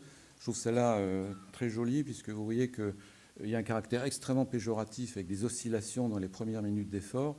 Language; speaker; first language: French; native; French